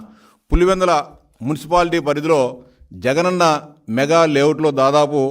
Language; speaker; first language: Telugu; native; Telugu